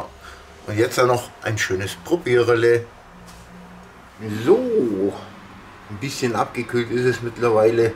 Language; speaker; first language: German; native; German